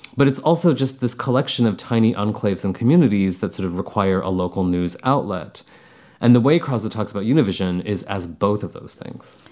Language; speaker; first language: English; early bilingual, other home language; Bangla